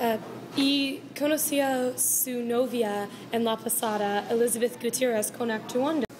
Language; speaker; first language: Spanish; non-native, learner; English